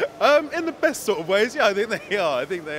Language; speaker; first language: English; native; English